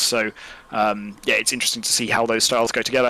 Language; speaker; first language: English; native; English